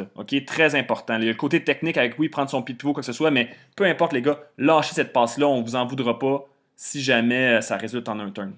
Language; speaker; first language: French; native; French